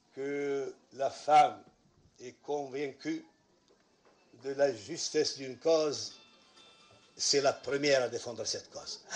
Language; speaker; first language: French; non-native, local second language; Arabic